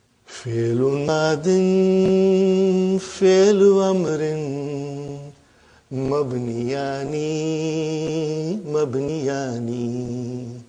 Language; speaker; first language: Arabic; non-native, fluent; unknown